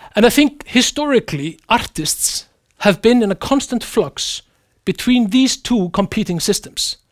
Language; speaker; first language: English; non-native, fluent; Icelandic